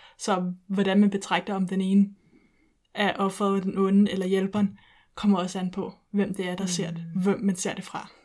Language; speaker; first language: Danish; early bilingual, heritage; Danish